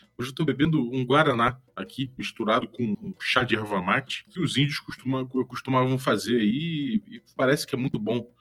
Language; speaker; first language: Portuguese; native; Portuguese